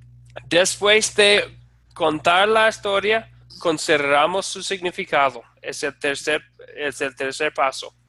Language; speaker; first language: Spanish; non-native, fluent; English